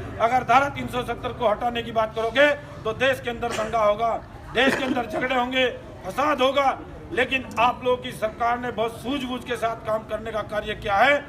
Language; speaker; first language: Hindi; native; Hindi